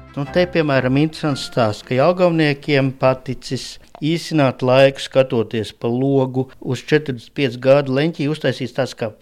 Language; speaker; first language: Latvian; native; Latvian